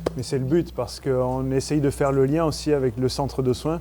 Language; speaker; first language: French; native; French